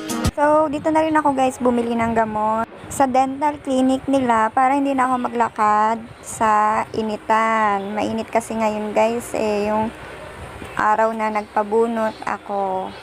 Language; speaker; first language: Filipino; native; Filipino